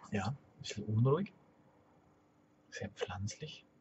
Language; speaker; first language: German; native; German